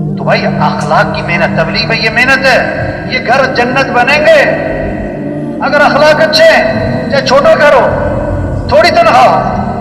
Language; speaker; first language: Urdu; non-native, local second language; Pashto